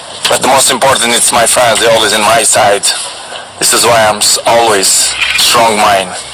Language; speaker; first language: English; non-native, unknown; Portuguese